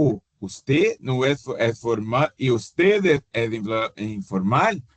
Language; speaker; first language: Spanish; non-native, fluent; Portuguese